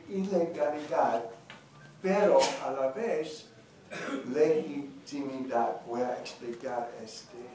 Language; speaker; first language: Spanish; non-native, learner; English